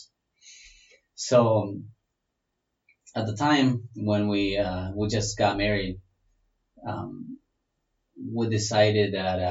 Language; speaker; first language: English; non-native, fluent; Spanish